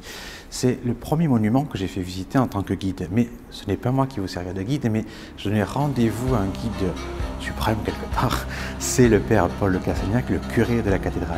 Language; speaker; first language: French; native; French